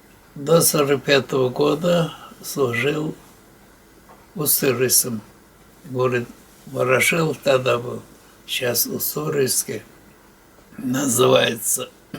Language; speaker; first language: Russian; non-native, local second language; Bashkir